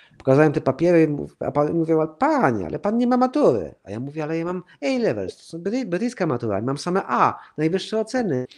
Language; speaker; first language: Polish; early bilingual, heritage; Polish